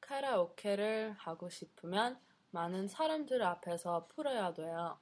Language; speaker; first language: Korean; non-native, learner; English